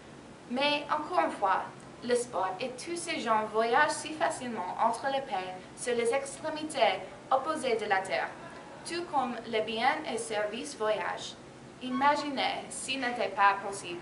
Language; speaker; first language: French; non-native, learner; English